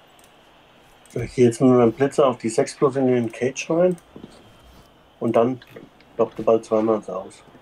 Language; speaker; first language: German; native; German